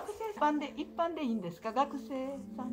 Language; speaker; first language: Japanese; native; Japanese